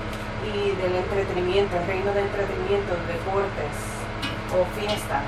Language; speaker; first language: Spanish; early bilingual, heritage; Spanish